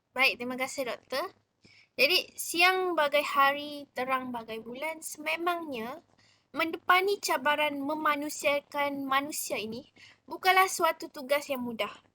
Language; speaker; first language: Malay; native; Malay